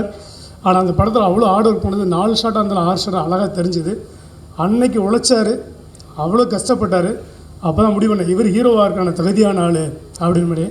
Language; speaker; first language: Tamil; native; Tamil